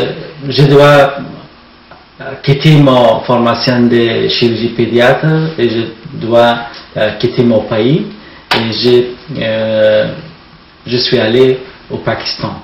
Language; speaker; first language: French; non-native, learner; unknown